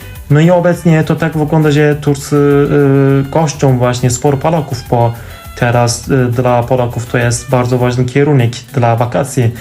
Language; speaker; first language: Polish; non-native, fluent; Turkish